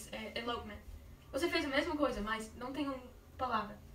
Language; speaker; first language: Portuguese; non-native, learner; English